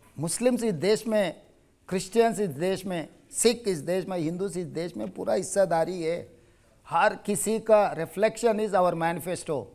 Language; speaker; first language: Hindi; non-native, local second language; Telugu